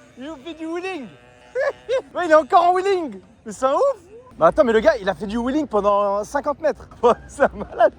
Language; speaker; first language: French; native; French